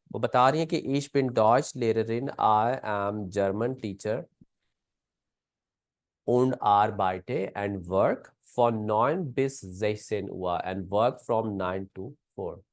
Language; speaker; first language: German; non-native, fluent; Urdu